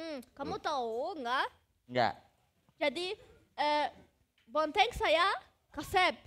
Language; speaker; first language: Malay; non-native, learner; German